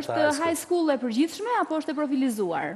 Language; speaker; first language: Albanian; native; Albanian